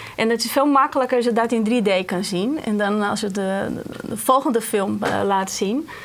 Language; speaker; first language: Dutch; non-native, fluent; Portuguese